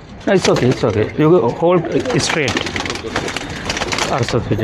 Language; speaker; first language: English; non-native, fluent; Sinhala